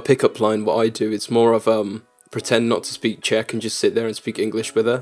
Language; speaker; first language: English; native; English